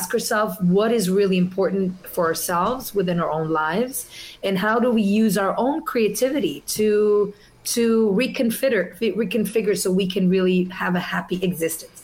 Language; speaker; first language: English; non-native, fluent; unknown